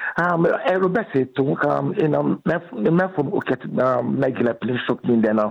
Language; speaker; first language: Hungarian; non-native, fluent; Yoruba